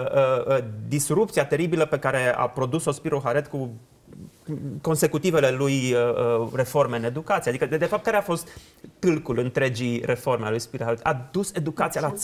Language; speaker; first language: Romanian; native; Romanian